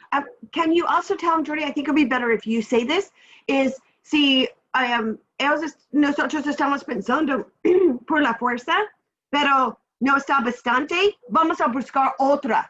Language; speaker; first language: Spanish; non-native, learner; English